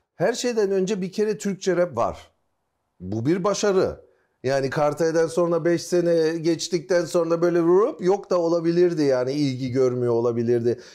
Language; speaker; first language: Turkish; early bilingual, heritage; Turkish